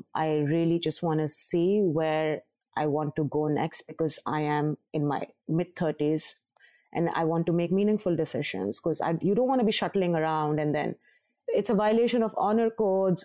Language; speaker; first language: English; non-native, local second language; Urdu